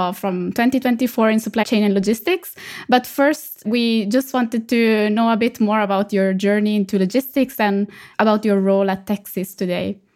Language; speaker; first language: English; non-native, fluent; Italian